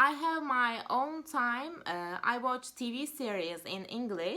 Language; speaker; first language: English; non-native, learner; Turkish